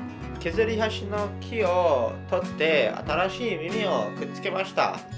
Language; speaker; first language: Japanese; non-native, learner; English